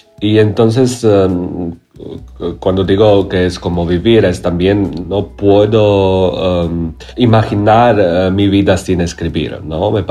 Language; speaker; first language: Spanish; non-native, learner; Croatian